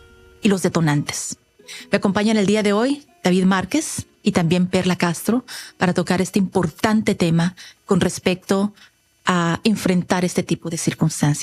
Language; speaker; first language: Spanish; native; Spanish